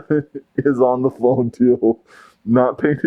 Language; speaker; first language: English; native; English